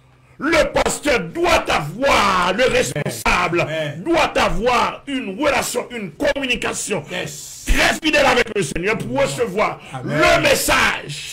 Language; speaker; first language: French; non-native, local second language; Haitian Creole